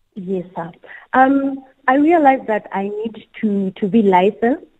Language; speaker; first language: English; non-native, local second language; Southern Sotho